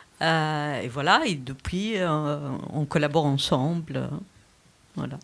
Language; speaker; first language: French; non-native, local second language; Arabic